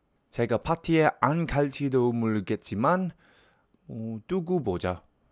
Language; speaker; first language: Korean; non-native, learner; English